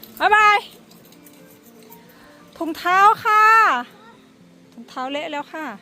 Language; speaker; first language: Thai; native; Thai